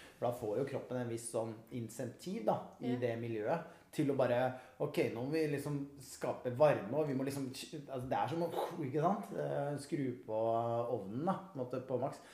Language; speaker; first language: Norwegian; native; Norwegian